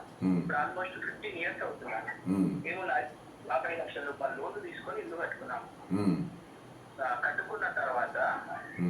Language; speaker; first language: Telugu; native; Telugu